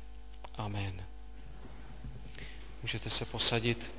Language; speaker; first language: Czech; native; Czech